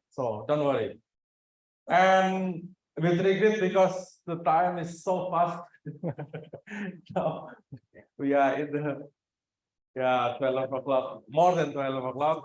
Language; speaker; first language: English; non-native, learner; Indonesian